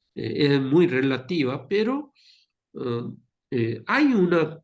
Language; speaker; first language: Spanish; non-native, fluent; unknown